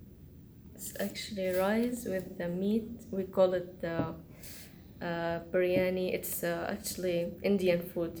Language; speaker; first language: English; non-native, learner; Arabic